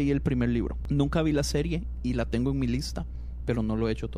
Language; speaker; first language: Spanish; native; Spanish